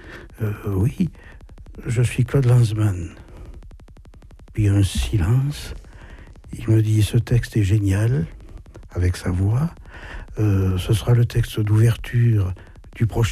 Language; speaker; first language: French; native; French